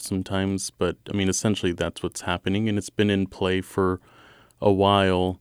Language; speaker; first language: English; native; English